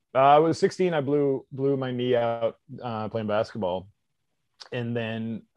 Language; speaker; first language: English; native; English